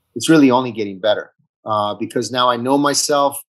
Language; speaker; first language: English; early bilingual, other home language; Italian